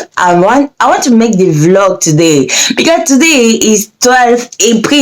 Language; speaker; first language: English; non-native, learner; French